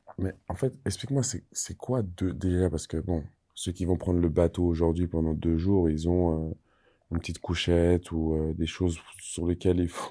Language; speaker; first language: French; native; French